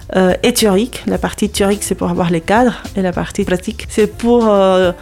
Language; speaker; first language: French; non-native, fluent; Spanish